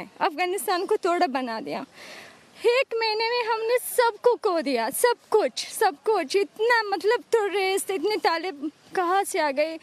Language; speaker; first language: Hindi; non-native, fluent; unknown